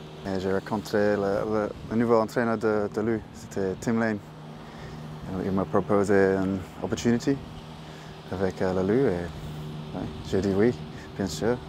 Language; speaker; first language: French; non-native, learner; English